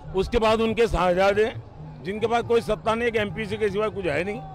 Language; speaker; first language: Hindi; non-native, local second language; Gujarati